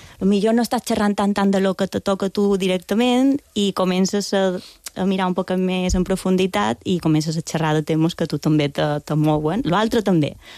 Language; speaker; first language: Catalan; non-native, local second language; Spanish